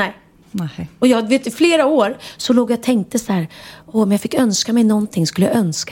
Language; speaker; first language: Swedish; native; Swedish